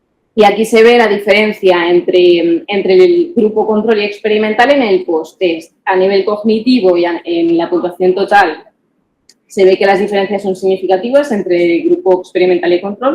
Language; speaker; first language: Spanish; native; Spanish